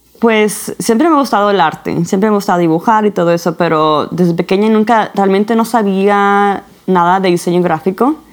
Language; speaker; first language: Spanish; early bilingual, heritage; Spanish